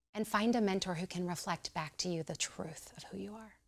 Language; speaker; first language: English; native; English